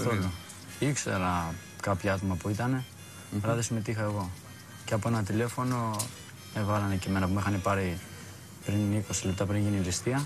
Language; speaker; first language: Greek; early bilingual, other home language; Albanian